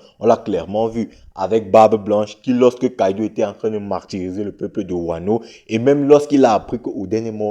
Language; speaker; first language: French; native; French